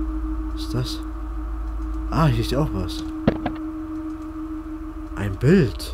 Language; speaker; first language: German; native; German